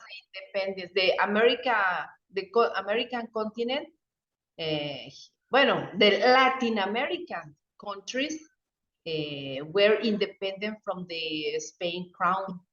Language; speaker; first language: English; non-native, fluent; Spanish